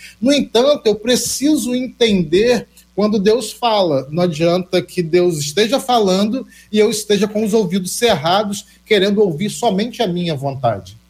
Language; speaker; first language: Portuguese; native; Portuguese